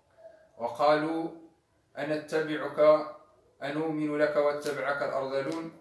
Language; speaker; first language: Arabic; native; Arabic